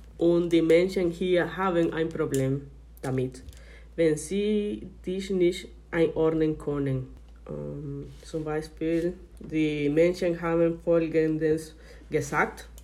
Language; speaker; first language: German; non-native, learner; Spanish